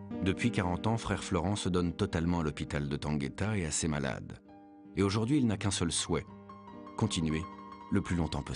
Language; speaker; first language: French; native; French